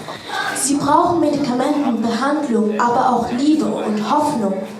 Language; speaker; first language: German; early bilingual, other home language; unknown